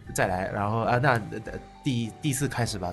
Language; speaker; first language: Chinese; non-native, fluent; Japanese